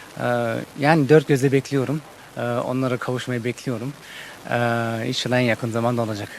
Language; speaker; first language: Turkish; early bilingual, heritage; Turkish